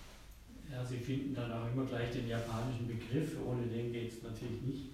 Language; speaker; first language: German; native; German